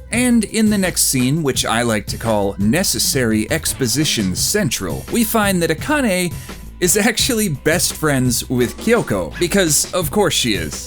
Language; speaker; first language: English; native; English